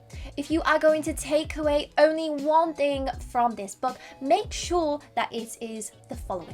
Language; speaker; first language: English; non-native, fluent; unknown